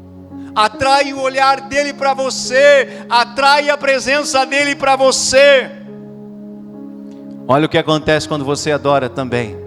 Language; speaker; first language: Portuguese; native; Portuguese